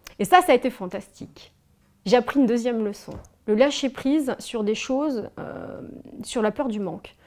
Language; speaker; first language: French; native; French